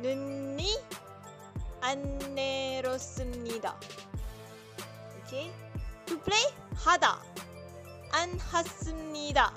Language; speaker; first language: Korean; non-native, learner; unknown